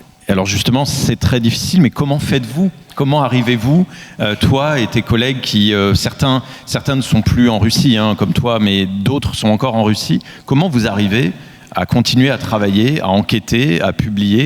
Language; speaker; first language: French; native; French